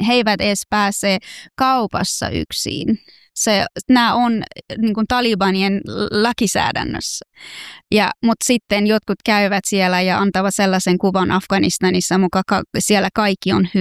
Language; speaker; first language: Finnish; non-native, fluent; Persian